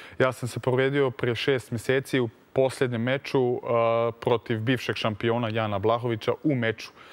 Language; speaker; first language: Serbian; early bilingual, heritage; Serbian